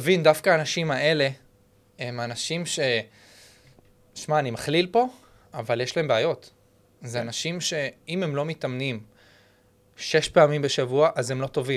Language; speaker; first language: Hebrew; native; Hebrew